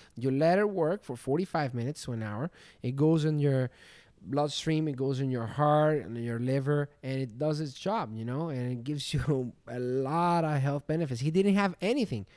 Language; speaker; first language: English; non-native, fluent; Greek